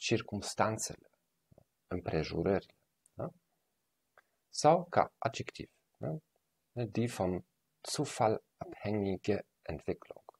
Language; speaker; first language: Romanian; non-native, fluent; German